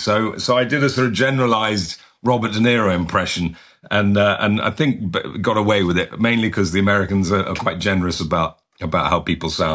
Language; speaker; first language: English; native; English